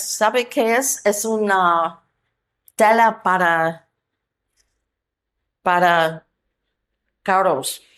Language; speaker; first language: Spanish; non-native, learner; English